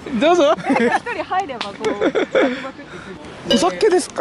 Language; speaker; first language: Japanese; non-native, learner; Korean